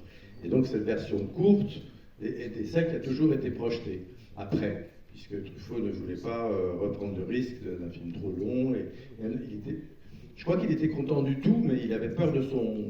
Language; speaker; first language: French; native; French